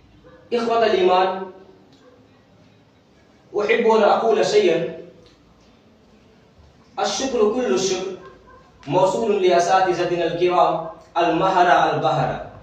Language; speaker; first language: Arabic; non-native, fluent; Urdu